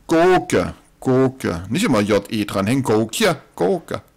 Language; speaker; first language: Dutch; non-native, learner; German